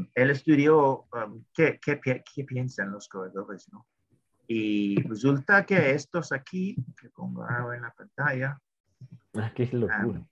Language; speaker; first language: Spanish; non-native, fluent; English